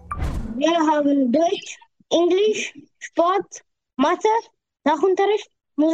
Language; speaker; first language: German; non-native, learner; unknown